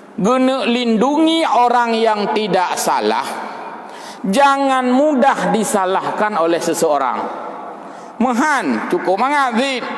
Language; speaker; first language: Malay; non-native, local second language; Achinese